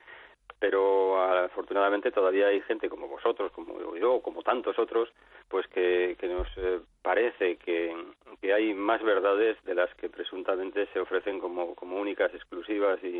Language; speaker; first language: Spanish; native; Spanish